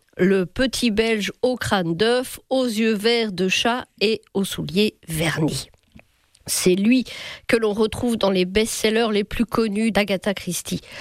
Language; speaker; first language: French; native; French